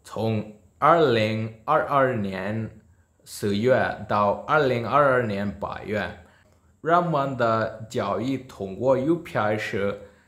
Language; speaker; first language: Chinese; non-native, learner; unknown